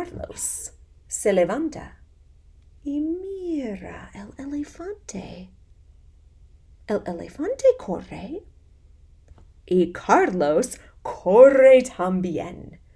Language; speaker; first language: Spanish; non-native, fluent; English